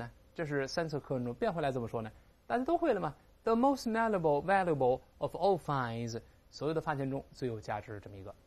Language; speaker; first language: Chinese; native; Chinese